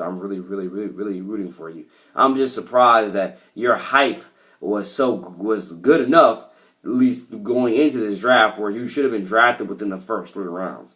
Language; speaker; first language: English; native; English